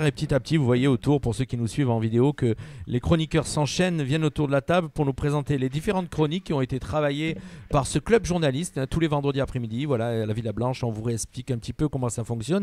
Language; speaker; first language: French; native; French